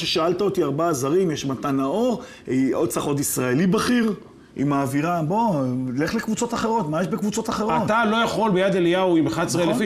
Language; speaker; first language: Hebrew; native; Hebrew